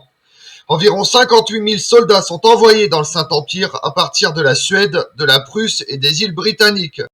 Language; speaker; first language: French; native; French